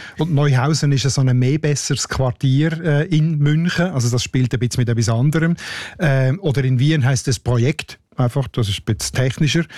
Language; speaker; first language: German; native; German